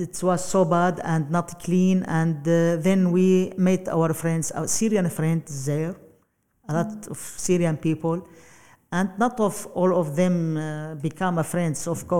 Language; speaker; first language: English; non-native, learner; Arabic